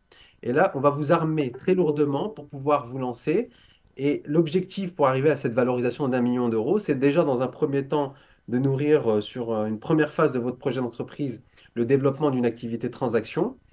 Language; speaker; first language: French; native; French